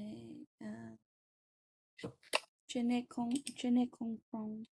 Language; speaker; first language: French; non-native, learner; Vietnamese